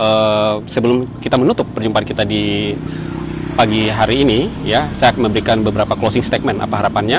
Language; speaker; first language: Indonesian; native; Indonesian